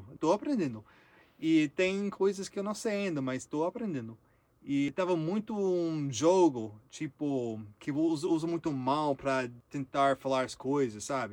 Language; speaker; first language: Portuguese; non-native, learner; English